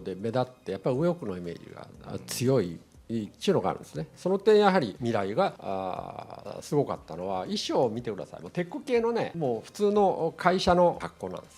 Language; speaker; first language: Japanese; native; Japanese